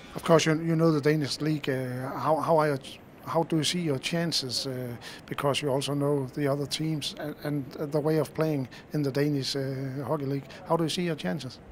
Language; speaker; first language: English; non-native, fluent; Danish